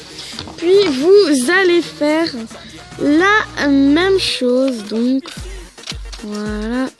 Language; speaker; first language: French; native; French